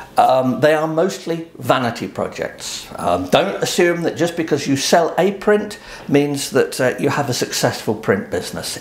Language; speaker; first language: English; native; English